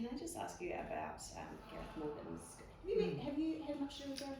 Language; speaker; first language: English; native; English